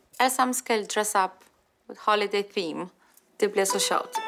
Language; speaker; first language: Danish; non-native, fluent; Russian